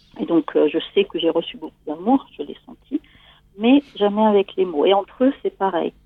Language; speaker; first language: French; non-native, fluent; Italian